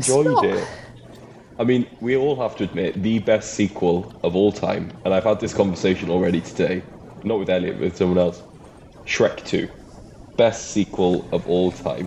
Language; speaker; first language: English; native; English